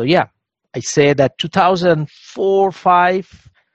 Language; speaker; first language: English; non-native, local second language; Bangla